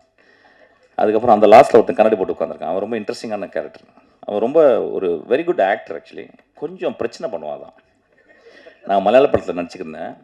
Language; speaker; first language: Tamil; native; Tamil